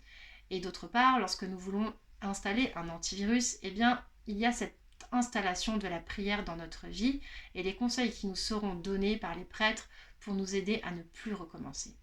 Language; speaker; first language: French; native; French